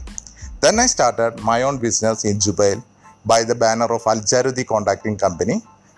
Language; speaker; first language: English; non-native, local second language; Malayalam